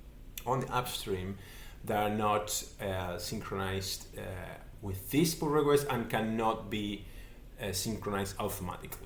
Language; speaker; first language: English; non-native, fluent; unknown